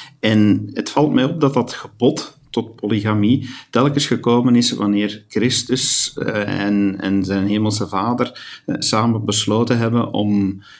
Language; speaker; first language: Dutch; native; Dutch